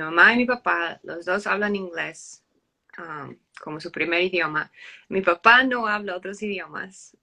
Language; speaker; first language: Spanish; early bilingual, heritage; English